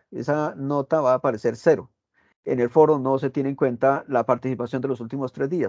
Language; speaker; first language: Spanish; native; Spanish